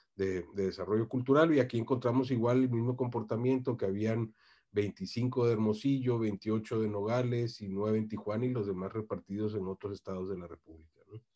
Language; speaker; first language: Spanish; native; Spanish